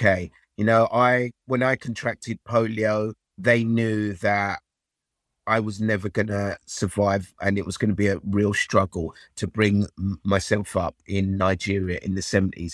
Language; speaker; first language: English; early bilingual, other home language; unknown